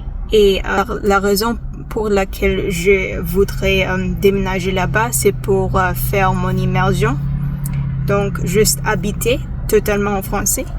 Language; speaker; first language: French; non-native, fluent; English